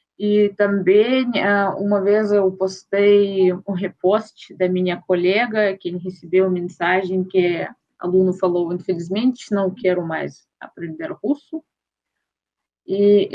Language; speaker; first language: Portuguese; non-native, fluent; Russian